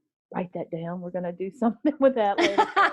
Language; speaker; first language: English; native; English